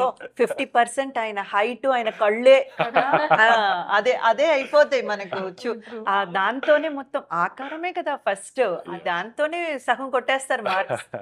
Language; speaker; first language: Telugu; native; Telugu